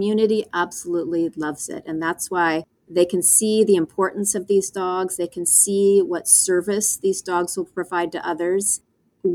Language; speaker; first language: English; native; English